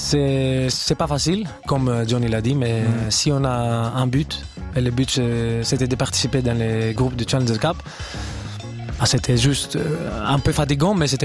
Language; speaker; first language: French; non-native, fluent; Greek